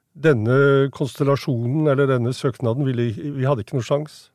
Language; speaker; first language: Norwegian; native; Norwegian